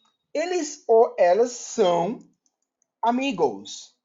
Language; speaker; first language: Portuguese; non-native, learner; Yoruba